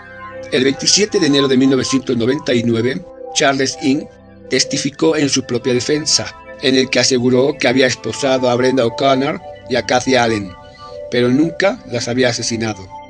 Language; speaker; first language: Spanish; native; Spanish